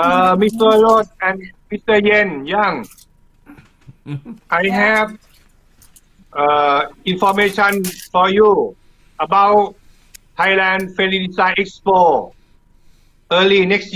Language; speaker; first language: English; non-native, learner; Thai